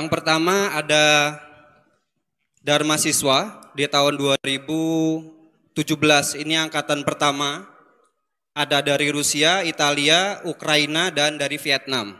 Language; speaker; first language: Indonesian; native; Indonesian